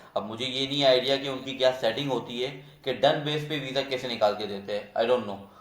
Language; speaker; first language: Urdu; native; Urdu